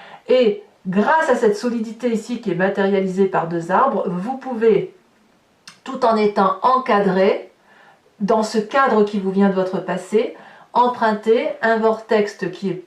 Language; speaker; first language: French; native; French